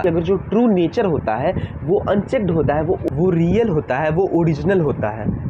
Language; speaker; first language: Hindi; native; Hindi